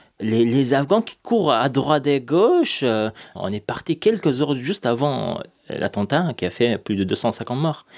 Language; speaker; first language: French; non-native, fluent; Persian